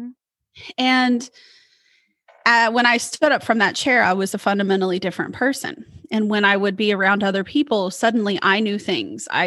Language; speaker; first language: English; native; English